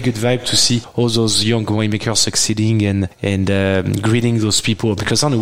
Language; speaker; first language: English; non-native, fluent; French